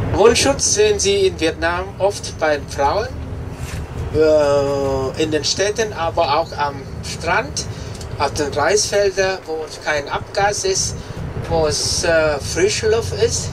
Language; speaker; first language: German; non-native, fluent; Vietnamese